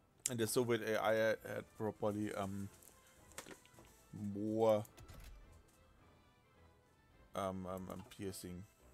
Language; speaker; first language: English; non-native, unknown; German